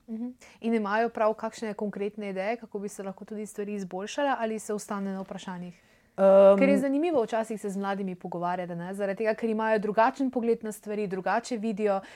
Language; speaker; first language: Slovenian; native; Slovenian